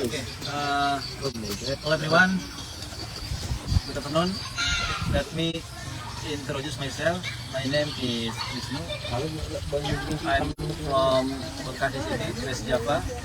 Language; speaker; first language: English; non-native, learner; Indonesian